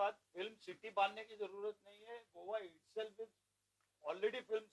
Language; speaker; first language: Hindi; native; Hindi